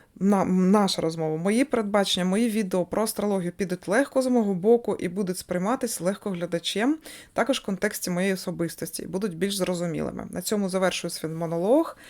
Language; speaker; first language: Ukrainian; non-native, local second language; Russian